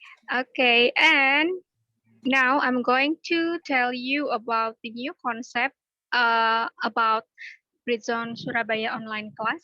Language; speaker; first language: English; non-native, learner; Indonesian